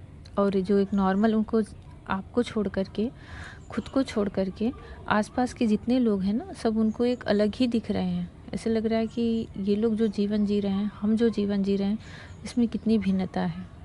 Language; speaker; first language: Hindi; native; Hindi